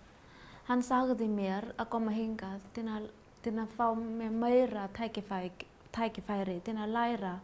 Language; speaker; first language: Icelandic; non-native, learner; Vietnamese